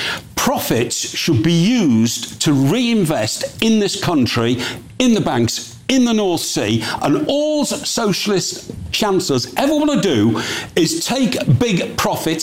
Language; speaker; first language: English; native; English